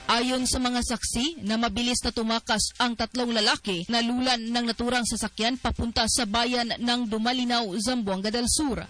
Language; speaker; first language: Filipino; non-native, local second language; Cebuano